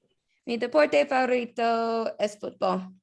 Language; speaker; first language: Spanish; non-native, learner; English